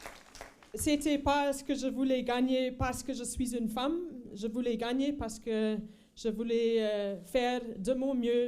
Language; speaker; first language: French; non-native, fluent; Afrikaans